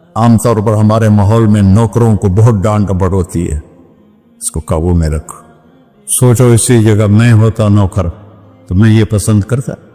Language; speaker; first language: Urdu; non-native, local second language; Punjabi